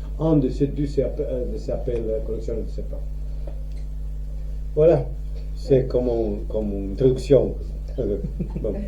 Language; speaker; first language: French; non-native, learner; Croatian